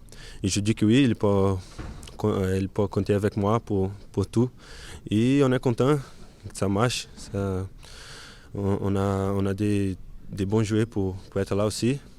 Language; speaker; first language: French; non-native, learner; Portuguese